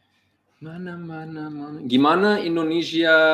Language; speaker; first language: Indonesian; non-native, learner; English